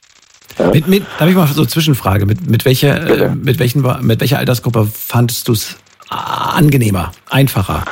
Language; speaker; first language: German; native; German